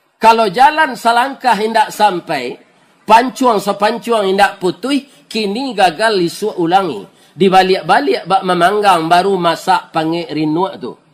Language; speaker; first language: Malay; non-native, local second language; Minangkabau